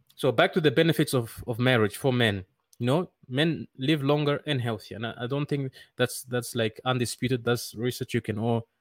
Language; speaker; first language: English; non-native, fluent; Dutch